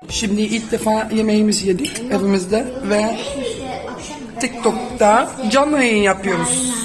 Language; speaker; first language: Turkish; non-native, fluent; Dutch